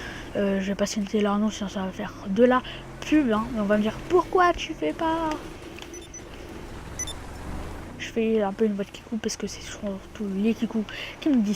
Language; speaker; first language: French; native; French